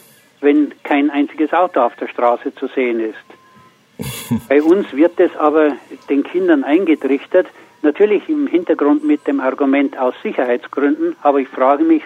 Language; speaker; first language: German; native; German